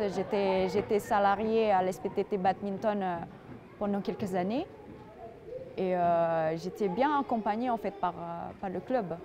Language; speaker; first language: French; non-native, fluent; Indonesian